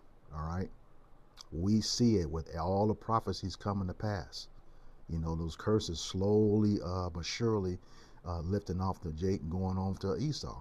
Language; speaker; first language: English; native; English